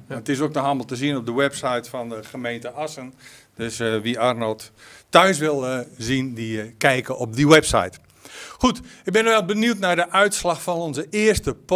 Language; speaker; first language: Dutch; native; Dutch